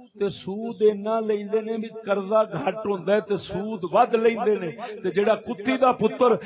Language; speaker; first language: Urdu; non-native, local second language; Punjabi